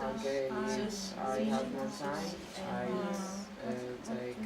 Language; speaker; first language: English; non-native, learner; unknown